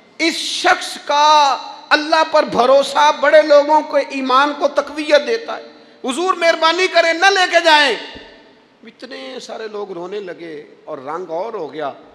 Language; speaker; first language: Urdu; non-native, local second language; Punjabi